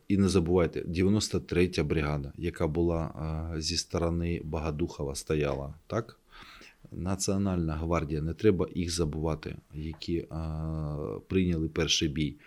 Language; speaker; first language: Ukrainian; native; Ukrainian